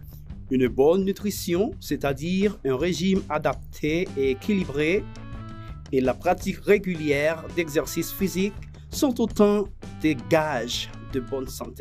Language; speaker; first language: French; non-native, fluent; Spanish